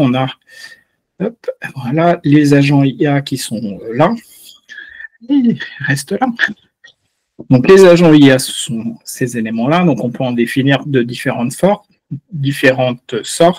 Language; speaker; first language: French; native; French